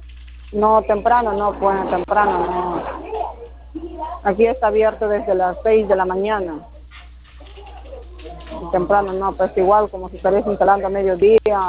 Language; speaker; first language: Spanish; native; Spanish